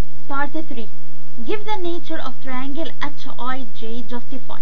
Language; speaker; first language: English; non-native, local second language; Arabic